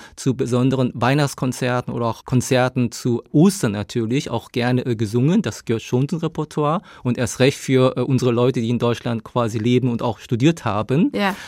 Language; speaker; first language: German; early bilingual, other home language; Korean